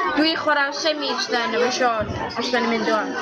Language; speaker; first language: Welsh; native; Welsh